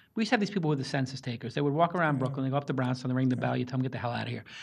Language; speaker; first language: English; native; English